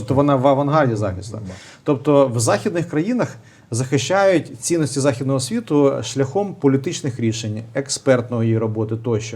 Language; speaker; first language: Ukrainian; native; Ukrainian